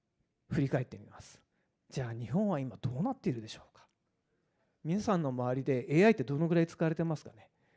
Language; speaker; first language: Japanese; native; Japanese